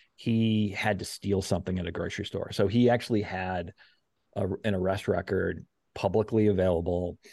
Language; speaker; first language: English; native; English